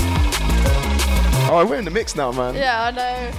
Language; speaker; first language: English; native; English